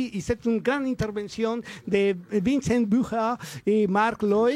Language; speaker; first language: French; non-native, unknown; Spanish